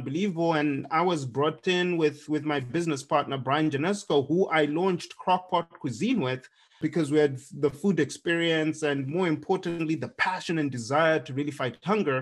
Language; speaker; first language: English; non-native, local second language; Shona